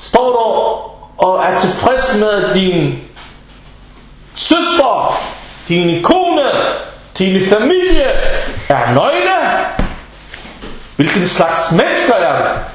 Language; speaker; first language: Danish; non-native, fluent; Arabic